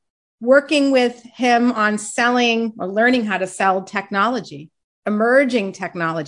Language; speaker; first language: English; native; English